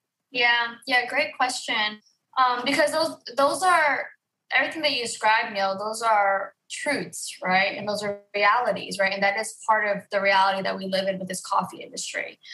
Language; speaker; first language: English; early bilingual, other home language; Vietnamese